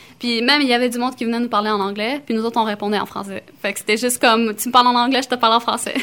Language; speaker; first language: French; early bilingual, other home language; Arabic